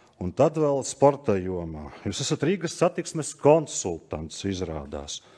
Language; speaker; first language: Latvian; native; Latvian